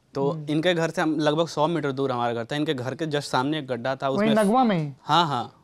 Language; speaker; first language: Hindi; native; Hindi